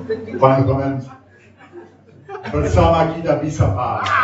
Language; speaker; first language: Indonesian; non-native, fluent; English